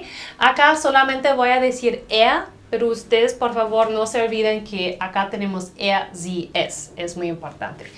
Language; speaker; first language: Spanish; non-native, fluent; German